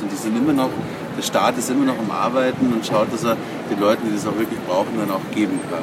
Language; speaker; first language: German; native; German